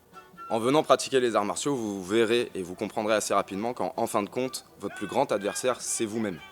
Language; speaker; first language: French; native; French